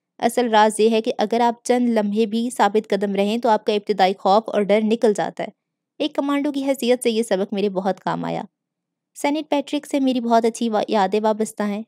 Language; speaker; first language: Urdu; native; Urdu